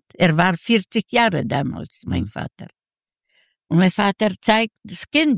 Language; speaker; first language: German; non-native, learner; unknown